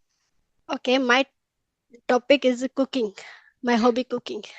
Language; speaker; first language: English; non-native, learner; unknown